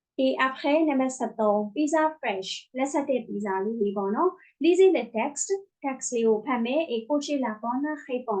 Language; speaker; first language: French; non-native, fluent; Burmese